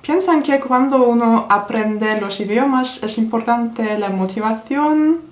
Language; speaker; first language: Spanish; non-native, fluent; Turkish